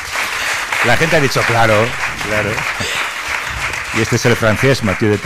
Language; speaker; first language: Spanish; native; Spanish